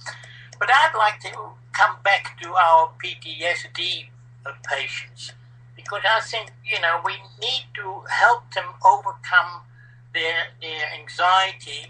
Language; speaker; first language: English; non-native, fluent; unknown